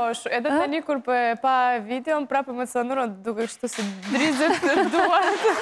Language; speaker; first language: Albanian; non-native, learner; Russian